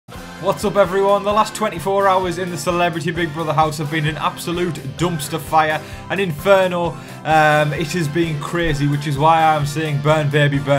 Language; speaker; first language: English; native; English